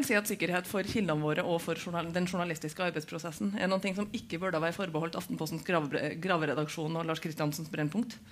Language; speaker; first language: Norwegian; native; Norwegian